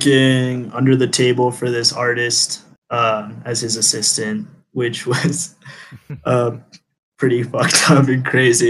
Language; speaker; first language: English; early bilingual, other home language; Spanish